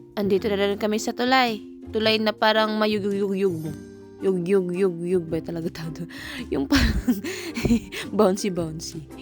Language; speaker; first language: Filipino; non-native, local second language; Cebuano